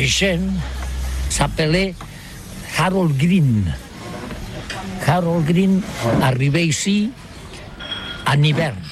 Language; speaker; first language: French; non-native, learner; Catalan